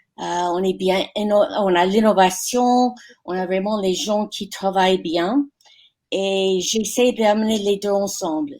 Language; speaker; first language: French; non-native, fluent; English